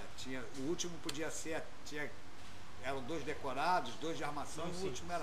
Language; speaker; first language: Portuguese; native; Portuguese